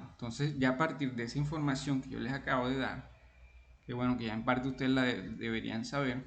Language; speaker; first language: Spanish; native; Spanish